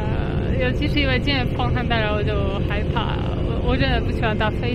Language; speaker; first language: Chinese; non-native, fluent; Polish